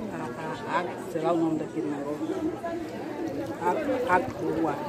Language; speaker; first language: Portuguese; native; Portuguese